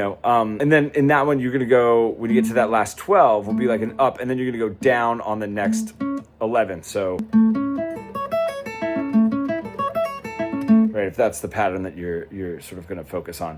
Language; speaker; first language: English; native; English